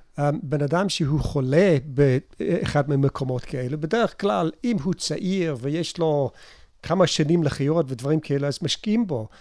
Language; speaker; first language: Hebrew; non-native, fluent; English